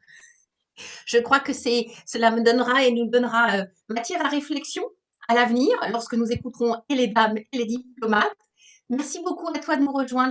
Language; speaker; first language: French; native; French